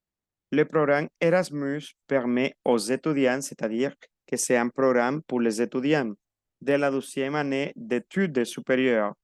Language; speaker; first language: French; non-native, fluent; Spanish